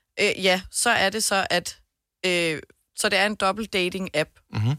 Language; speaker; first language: Danish; native; Danish